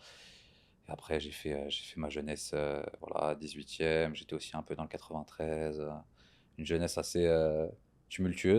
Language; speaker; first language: French; native; French